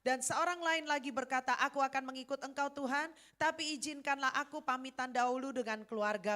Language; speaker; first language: Indonesian; native; Indonesian